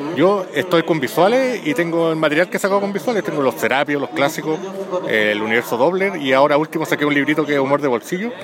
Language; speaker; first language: Spanish; native; Spanish